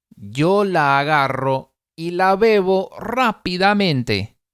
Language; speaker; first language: Spanish; non-native, fluent; English